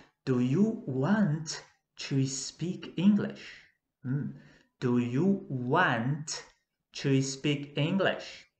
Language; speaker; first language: English; non-native, fluent; Portuguese